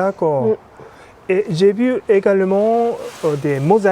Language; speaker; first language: French; non-native, fluent; Japanese